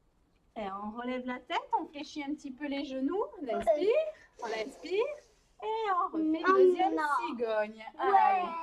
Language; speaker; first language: French; native; French